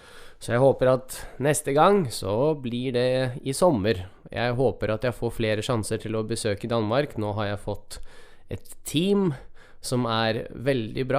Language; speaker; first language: Norwegian; early bilingual, other home language; Russian